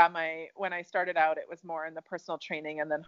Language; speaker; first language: English; native; English